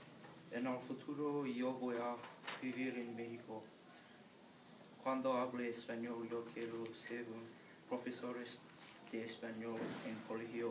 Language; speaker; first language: Spanish; non-native, learner; English